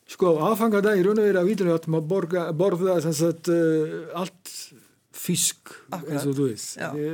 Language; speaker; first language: Icelandic; non-native, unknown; Italian